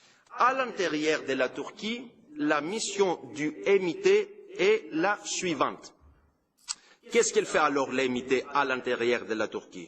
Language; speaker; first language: French; non-native, fluent; Greek